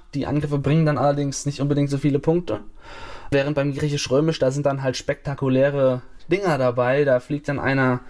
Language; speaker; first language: German; native; German